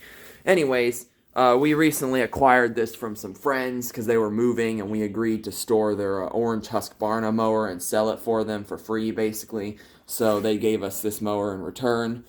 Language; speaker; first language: English; native; English